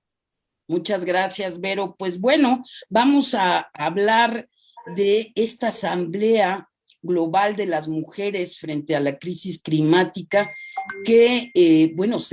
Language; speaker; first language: Spanish; native; Spanish